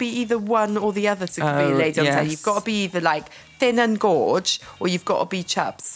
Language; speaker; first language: English; native; English